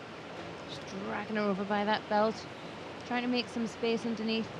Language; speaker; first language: English; native; English